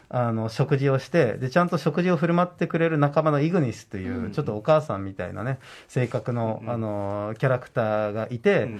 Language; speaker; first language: Japanese; non-native, fluent; Dutch